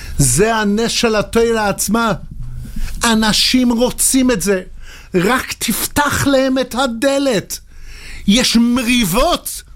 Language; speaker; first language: Hebrew; non-native, local second language; English